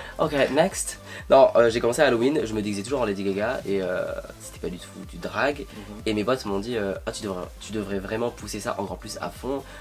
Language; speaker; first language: French; native; French